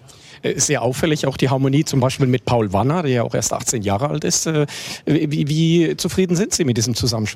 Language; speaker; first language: German; native; German